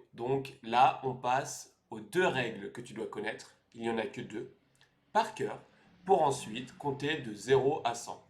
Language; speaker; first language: French; native; French